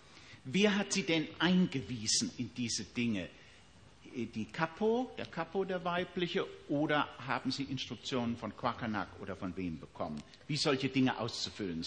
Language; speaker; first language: German; native; German